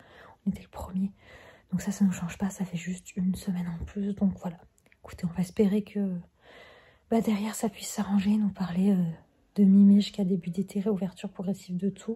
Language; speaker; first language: French; native; French